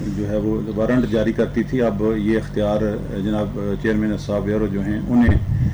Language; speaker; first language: Urdu; non-native, local second language; Punjabi